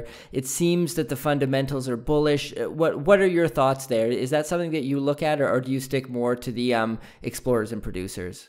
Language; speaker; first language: English; native; English